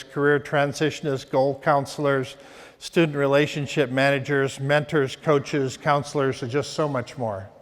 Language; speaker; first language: English; native; English